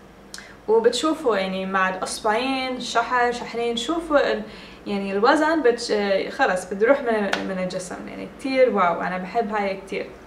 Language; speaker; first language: Arabic; early bilingual, heritage; English